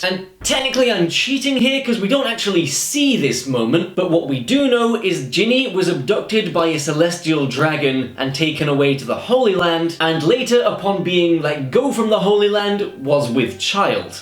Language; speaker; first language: English; native; English